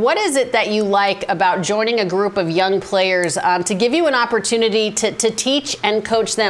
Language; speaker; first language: English; native; English